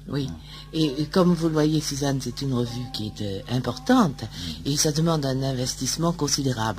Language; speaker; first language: French; native; French